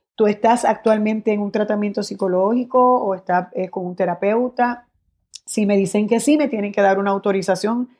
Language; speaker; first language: Spanish; native; Spanish